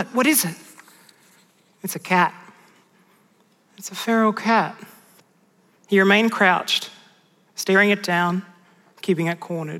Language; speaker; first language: English; native; English